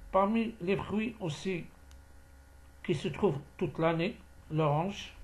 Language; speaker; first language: French; non-native, local second language; Arabic